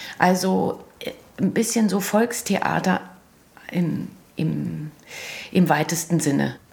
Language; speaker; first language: German; early bilingual, other home language; Croatian